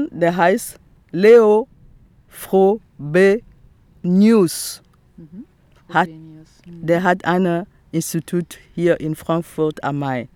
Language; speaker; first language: German; non-native, fluent; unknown